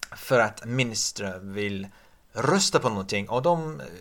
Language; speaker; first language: Swedish; non-native, fluent; English